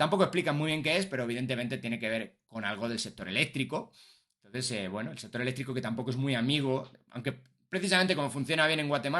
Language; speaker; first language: Spanish; native; Spanish